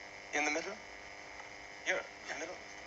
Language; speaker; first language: English; non-native, fluent; German